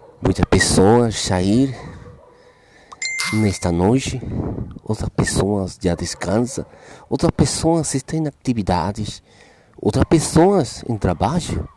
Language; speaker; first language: Portuguese; non-native, learner; Spanish